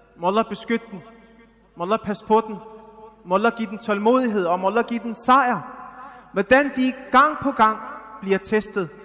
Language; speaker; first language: Danish; early bilingual, other home language; Arabic